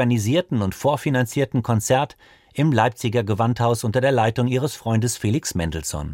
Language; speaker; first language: German; native; German